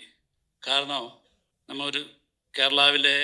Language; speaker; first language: Tamil; non-native, learner; Malayalam